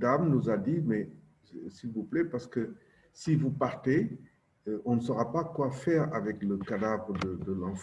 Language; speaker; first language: French; non-native, local second language; Wolof